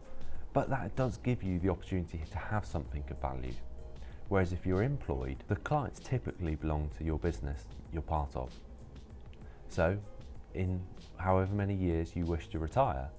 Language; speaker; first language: English; native; English